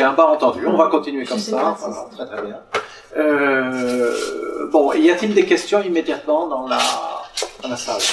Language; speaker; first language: French; native; French